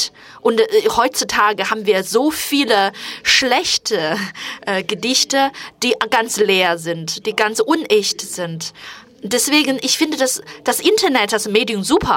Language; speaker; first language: German; non-native, fluent; Chinese